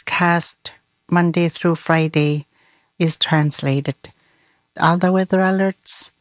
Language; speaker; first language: English; non-native, local second language; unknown